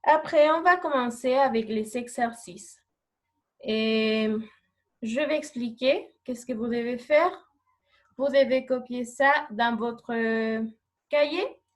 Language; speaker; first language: French; non-native, fluent; Spanish